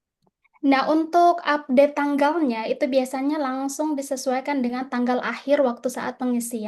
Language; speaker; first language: Indonesian; native; Indonesian